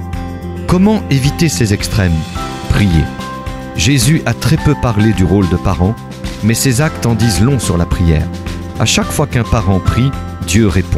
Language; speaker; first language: French; native; French